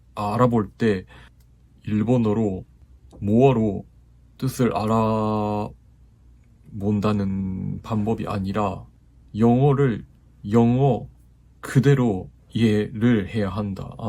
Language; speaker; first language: Korean; non-native, fluent; Japanese